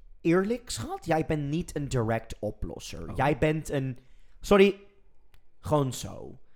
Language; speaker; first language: Dutch; non-native, fluent; English